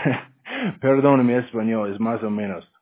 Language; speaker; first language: Spanish; non-native, learner; English